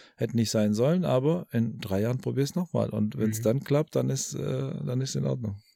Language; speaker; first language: German; early bilingual, other home language; Albanian